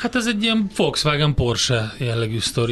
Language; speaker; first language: Hungarian; native; Hungarian